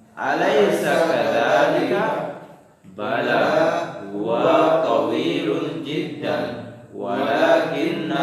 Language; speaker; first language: Arabic; non-native, learner; Indonesian